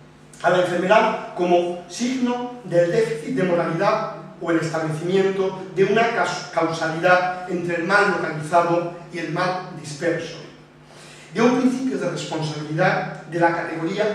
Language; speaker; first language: Spanish; native; Spanish